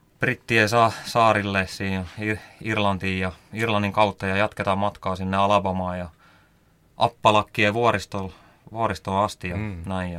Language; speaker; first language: Finnish; native; Finnish